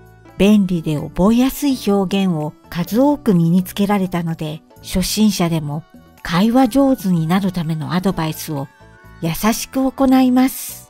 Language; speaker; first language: Japanese; native; Japanese